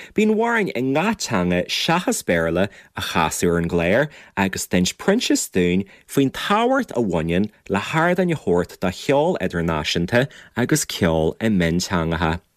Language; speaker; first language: Irish; native; Irish